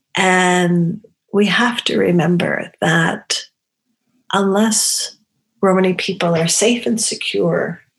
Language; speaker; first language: English; early bilingual, other home language; Romany